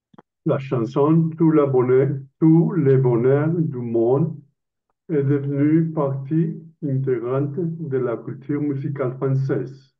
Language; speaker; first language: French; non-native, learner; Spanish